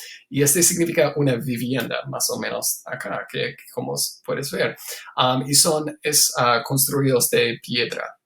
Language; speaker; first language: Spanish; non-native, fluent; English